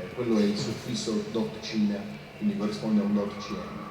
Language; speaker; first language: Italian; native; Italian